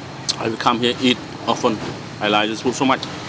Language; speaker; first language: English; non-native, learner; Khmer